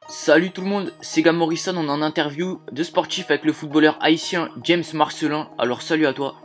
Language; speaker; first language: French; native; French